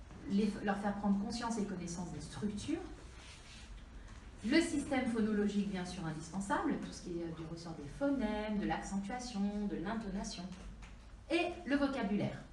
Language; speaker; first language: French; native; French